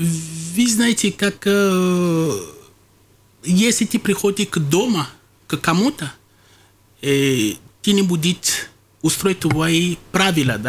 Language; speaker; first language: Russian; non-native, fluent; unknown